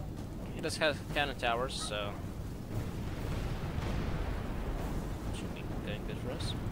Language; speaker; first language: English; native; English